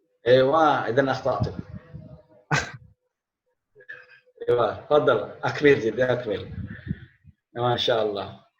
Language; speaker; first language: Arabic; non-native, fluent; Indonesian